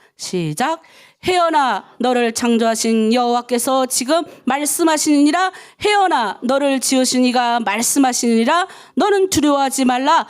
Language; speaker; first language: Korean; native; Korean